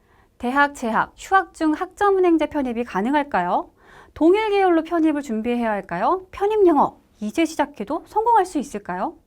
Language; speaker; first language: Korean; native; Korean